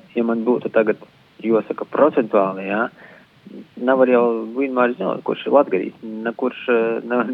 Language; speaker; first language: Latvian; native; Latvian